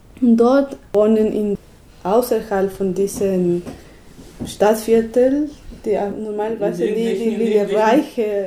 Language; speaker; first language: German; non-native, learner; Spanish